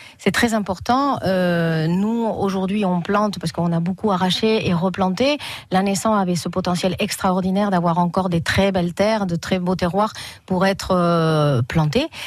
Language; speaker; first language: French; non-native, fluent; Spanish